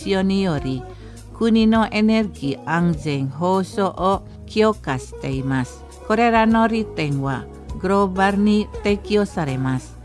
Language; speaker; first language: Japanese; non-native, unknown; Indonesian